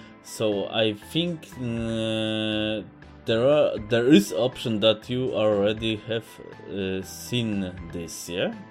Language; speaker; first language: English; non-native, fluent; Polish